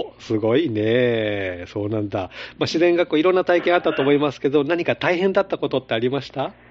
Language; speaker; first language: Japanese; native; Japanese